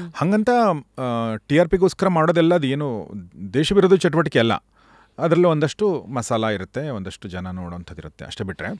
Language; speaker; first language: Kannada; native; Kannada